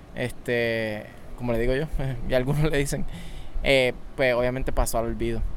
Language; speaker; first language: Spanish; native; Spanish